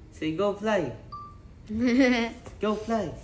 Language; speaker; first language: English; non-native, local second language; Filipino